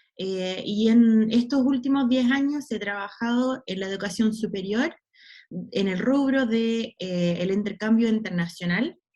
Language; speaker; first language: Spanish; non-native, fluent; English